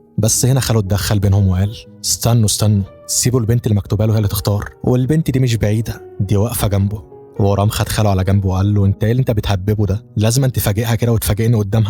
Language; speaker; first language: Arabic; native; Arabic